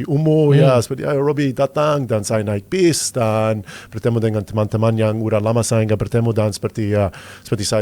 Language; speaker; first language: Indonesian; non-native, fluent; English